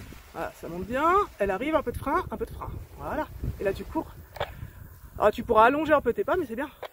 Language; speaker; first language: French; native; French